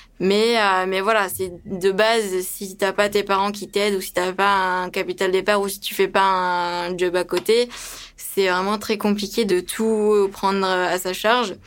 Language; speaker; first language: French; early bilingual, other home language; Romanian